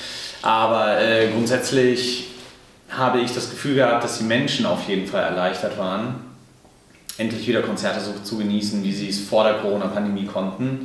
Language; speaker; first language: German; native; German